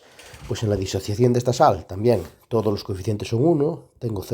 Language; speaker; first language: Spanish; native; Spanish